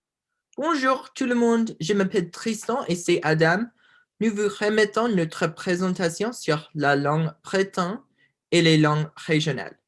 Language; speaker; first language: French; non-native, learner; English